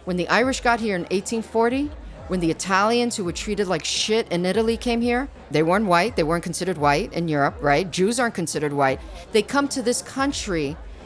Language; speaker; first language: English; early bilingual, other home language; Spanish